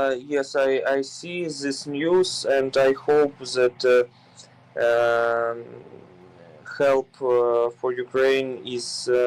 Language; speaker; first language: English; non-native, learner; Ukrainian